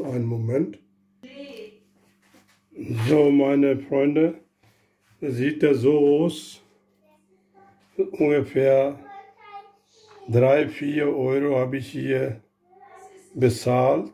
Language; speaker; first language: German; non-native, learner; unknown